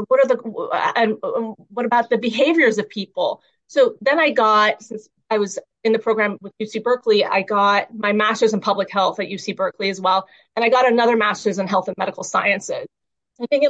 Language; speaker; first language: English; early bilingual, other home language; Persian